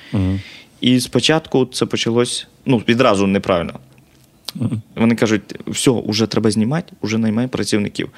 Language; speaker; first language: Ukrainian; native; Ukrainian